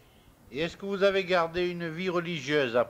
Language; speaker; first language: French; native; French